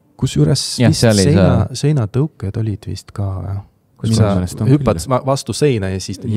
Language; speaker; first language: Estonian; non-native, local second language; Russian